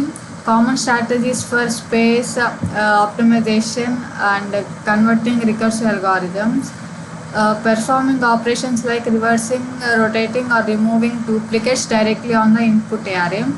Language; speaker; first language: English; non-native, local second language; Telugu